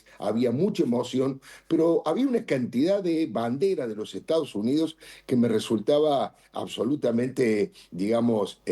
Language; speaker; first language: Spanish; native; Spanish